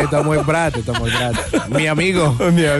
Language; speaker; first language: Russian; non-native, learner; Spanish